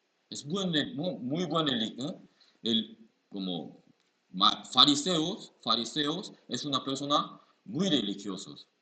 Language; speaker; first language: Spanish; non-native, learner; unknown